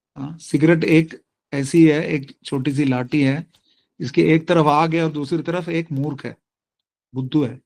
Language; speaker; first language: Hindi; non-native, local second language; Tamil